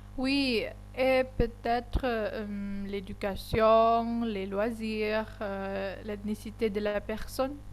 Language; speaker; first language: French; non-native, learner; Indonesian